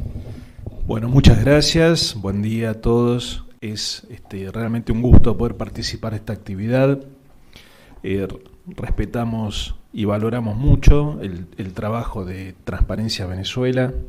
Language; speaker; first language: Spanish; native; Spanish